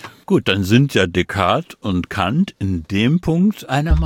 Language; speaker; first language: German; native; German